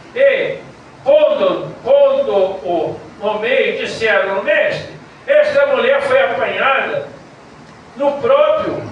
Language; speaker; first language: Portuguese; native; Portuguese